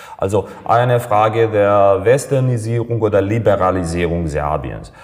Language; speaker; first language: German; non-native, fluent; Serbian